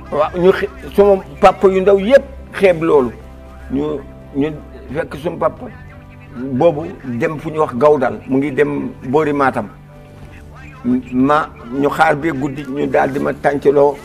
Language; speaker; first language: Wolof; non-native, local second language; Fula